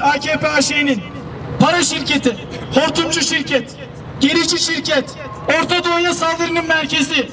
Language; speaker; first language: Turkish; native; Turkish